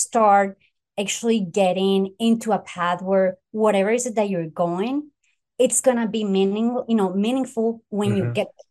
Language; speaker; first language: English; non-native, fluent; Spanish